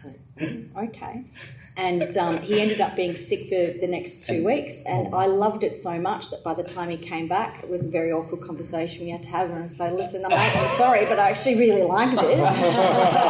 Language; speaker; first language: English; native; English